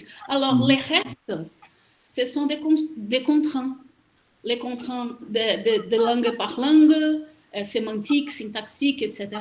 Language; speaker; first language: French; non-native, fluent; Portuguese